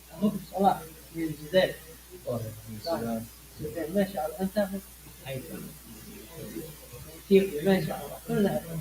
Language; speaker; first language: Arabic; native; Arabic